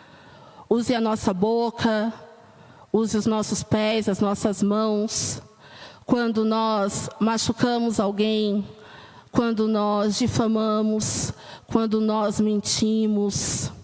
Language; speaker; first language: Portuguese; native; Portuguese